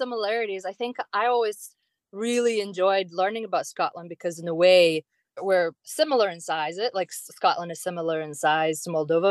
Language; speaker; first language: English; non-native, fluent; Romanian